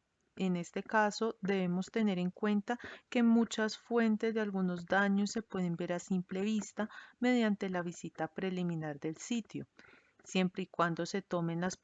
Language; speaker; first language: Spanish; native; Spanish